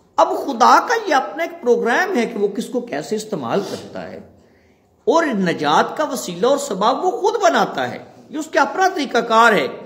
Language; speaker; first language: Urdu; non-native, local second language; Punjabi